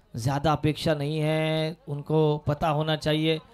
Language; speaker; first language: Hindi; non-native, local second language; Marathi